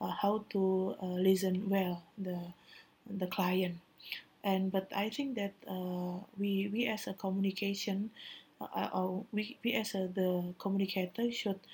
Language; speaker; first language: English; non-native, learner; Indonesian